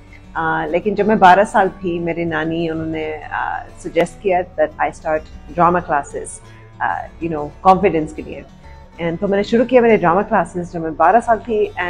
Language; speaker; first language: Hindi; early bilingual, heritage; Urdu